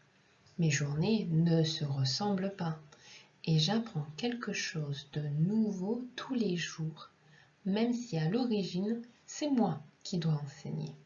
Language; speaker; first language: French; non-native, fluent; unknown